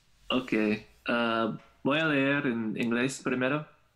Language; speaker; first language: Spanish; non-native, learner; English